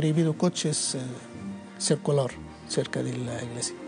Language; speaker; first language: Spanish; non-native, learner; Arabic